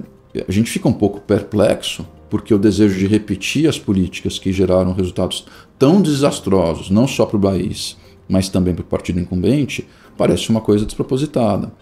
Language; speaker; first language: Portuguese; native; Portuguese